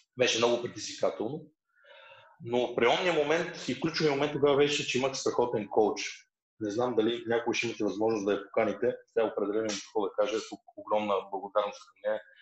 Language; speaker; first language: Bulgarian; early bilingual, other home language; Russian